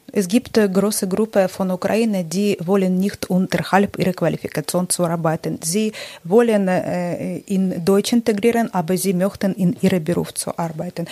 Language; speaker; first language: German; non-native, learner; Ukrainian